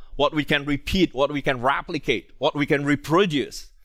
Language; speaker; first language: English; non-native, fluent; Indonesian